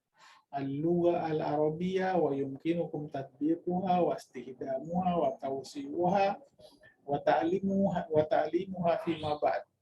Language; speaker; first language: Arabic; non-native, fluent; Indonesian